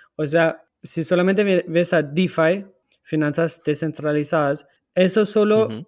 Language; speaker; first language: Spanish; non-native, fluent; German